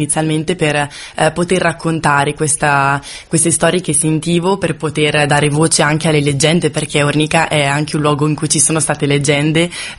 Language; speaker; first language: Italian; native; Italian